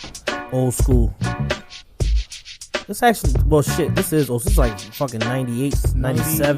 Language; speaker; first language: English; native; English